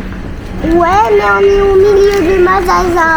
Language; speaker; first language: French; early bilingual, heritage; French